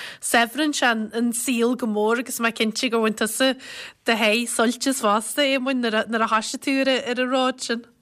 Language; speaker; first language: Irish; native; Irish